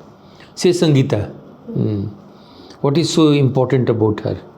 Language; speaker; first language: English; non-native, local second language; Hindi